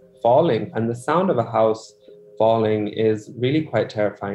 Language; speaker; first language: English; non-native, local second language; Urdu